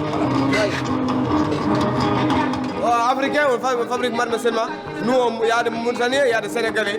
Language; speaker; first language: French; non-native, learner; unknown